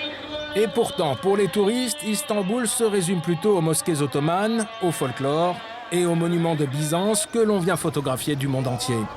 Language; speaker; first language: French; native; French